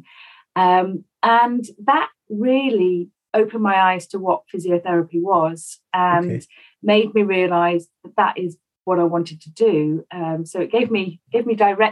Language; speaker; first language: English; native; English